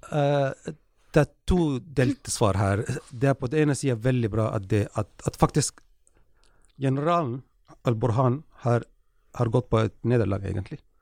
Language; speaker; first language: Norwegian; non-native, fluent; Arabic